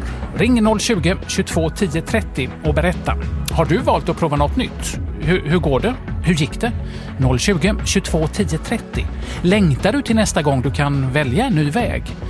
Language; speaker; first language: Swedish; native; Swedish